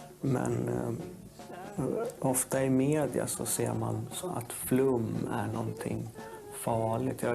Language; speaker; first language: Swedish; native; Swedish